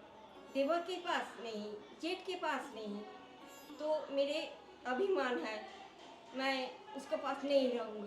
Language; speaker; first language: Hindi; non-native, local second language; Bangla